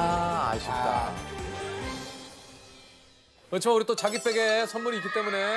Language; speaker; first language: Korean; native; Korean